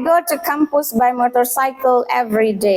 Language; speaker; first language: English; non-native, fluent; Indonesian